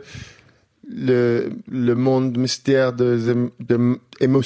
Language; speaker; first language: French; non-native, learner; English